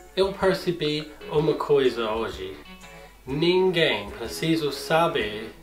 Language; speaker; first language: Portuguese; non-native, learner; English